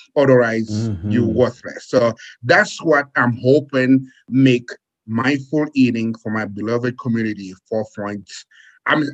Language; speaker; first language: English; non-native, fluent; Haitian Creole